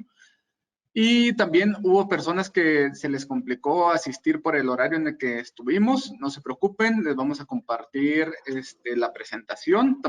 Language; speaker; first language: Spanish; native; Spanish